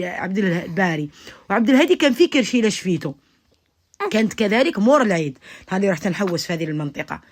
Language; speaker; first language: Arabic; native; Arabic